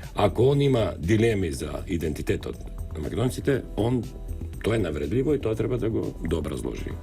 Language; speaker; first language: Macedonian; non-native, local second language; Albanian